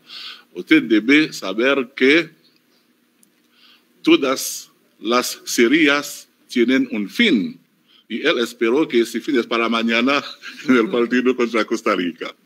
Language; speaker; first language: Spanish; non-native, fluent; Haitian Creole